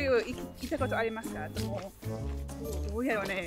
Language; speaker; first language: Japanese; non-native, learner; English